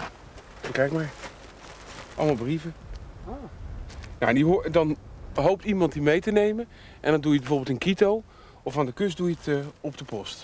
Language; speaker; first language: Dutch; native; Dutch